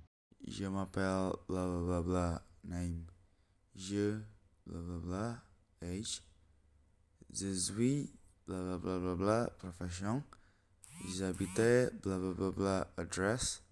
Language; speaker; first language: French; non-native, learner; Indonesian